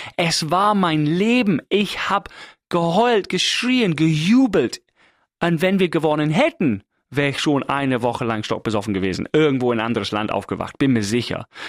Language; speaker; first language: German; non-native, fluent; English